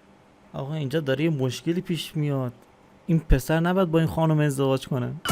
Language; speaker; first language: Persian; native; Persian